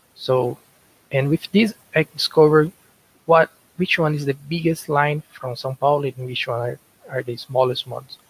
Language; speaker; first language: English; non-native, learner; Portuguese